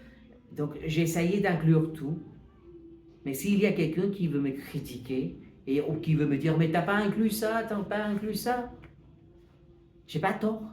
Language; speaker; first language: French; non-native, fluent; Hindi